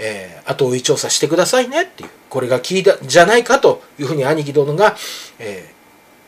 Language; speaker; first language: Japanese; native; Japanese